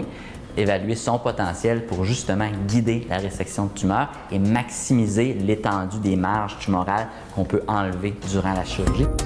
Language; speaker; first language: French; native; French